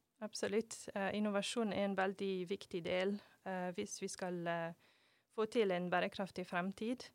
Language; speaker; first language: Norwegian; non-native, fluent; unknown